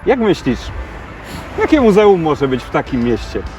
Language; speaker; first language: Polish; non-native, fluent; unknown